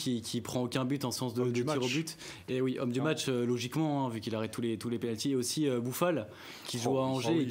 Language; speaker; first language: French; native; French